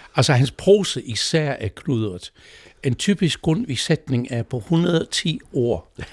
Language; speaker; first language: Danish; non-native, fluent; English